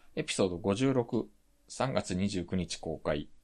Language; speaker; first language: Japanese; early bilingual, heritage; Korean